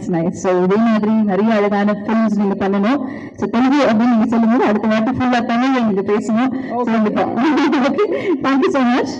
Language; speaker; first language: Tamil; native; Tamil